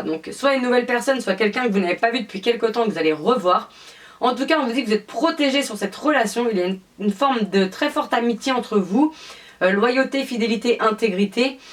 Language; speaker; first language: French; native; French